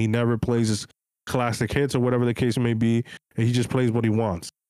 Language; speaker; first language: English; early bilingual, other home language; Spanish